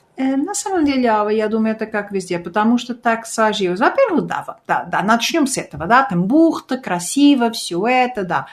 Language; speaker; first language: Russian; early bilingual, heritage; Russian